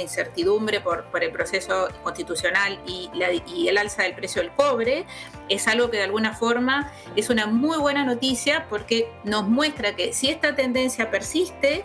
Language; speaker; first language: Spanish; native; Spanish